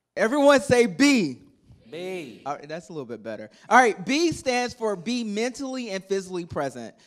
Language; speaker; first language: English; native; English